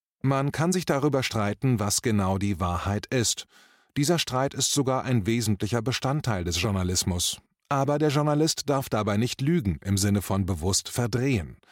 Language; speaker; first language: German; native; German